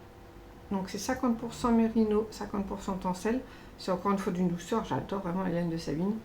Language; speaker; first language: French; native; French